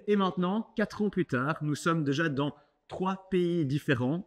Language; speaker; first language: French; native; French